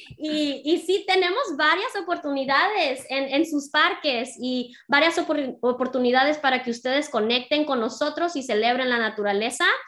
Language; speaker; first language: Spanish; early bilingual, heritage; Spanish